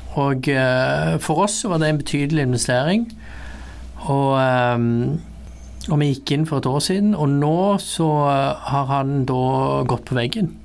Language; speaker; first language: Norwegian; early bilingual, other home language; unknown